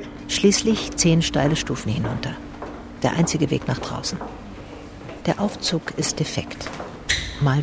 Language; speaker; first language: German; native; German